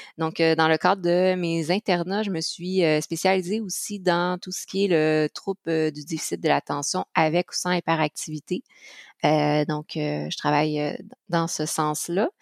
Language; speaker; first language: French; native; French